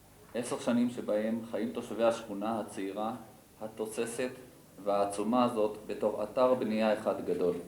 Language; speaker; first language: Hebrew; native; Hebrew